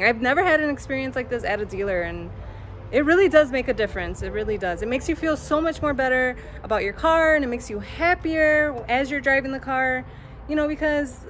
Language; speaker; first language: English; native; English